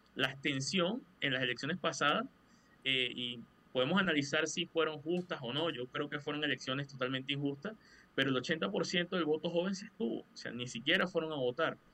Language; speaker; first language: Spanish; native; Spanish